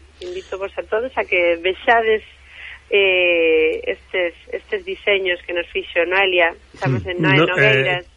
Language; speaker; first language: Galician; native; Galician